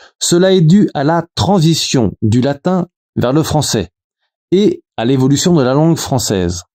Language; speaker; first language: French; native; French